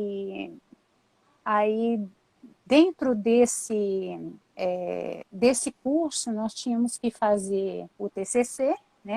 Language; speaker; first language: Portuguese; native; Portuguese